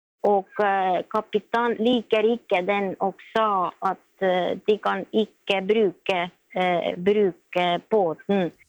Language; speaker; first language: Norwegian; non-native, learner; Estonian